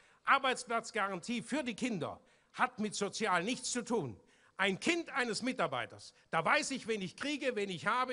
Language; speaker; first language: German; native; German